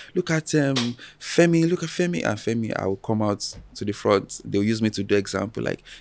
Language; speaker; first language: English; non-native, local second language; Yoruba